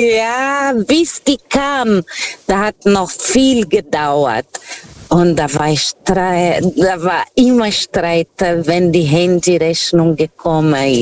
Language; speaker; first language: German; non-native, fluent; Portuguese